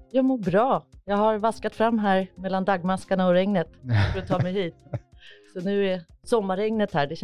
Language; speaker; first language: Swedish; native; Swedish